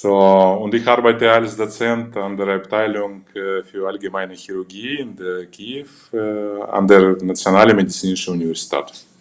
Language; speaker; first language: German; non-native, fluent; Russian